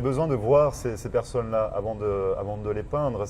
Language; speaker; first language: French; native; French